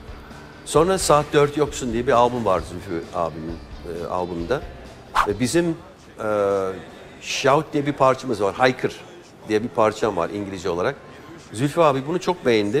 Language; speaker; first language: Turkish; non-native, fluent; English